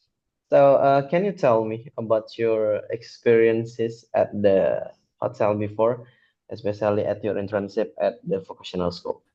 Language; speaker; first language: English; non-native, fluent; Indonesian